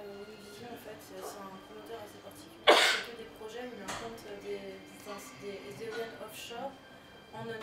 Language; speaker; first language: French; native; French